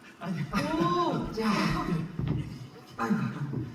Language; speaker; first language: Korean; native; Korean